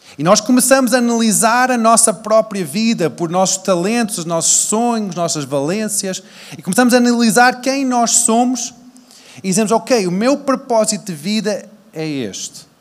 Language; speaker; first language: Portuguese; early bilingual, other home language; English